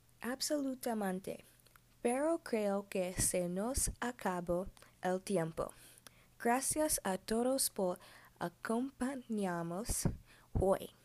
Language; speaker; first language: Spanish; non-native, learner; English